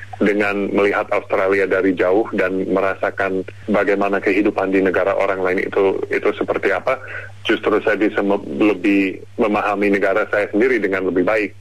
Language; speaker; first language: Indonesian; non-native, fluent; English